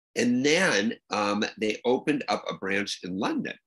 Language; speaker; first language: English; native; English